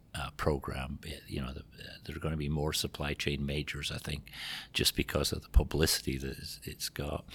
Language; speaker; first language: English; native; English